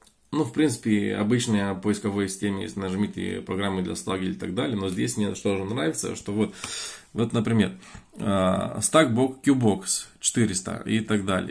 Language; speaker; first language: Russian; non-native, fluent; Romanian